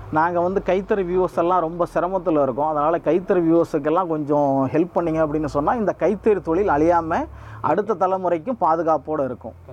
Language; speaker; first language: Tamil; non-native, local second language; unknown